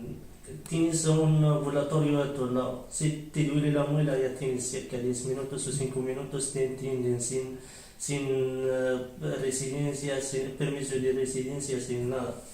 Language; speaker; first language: Spanish; early bilingual, other home language; Arabic